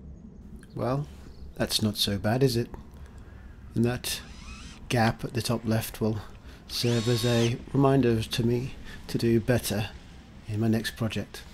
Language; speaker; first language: English; native; English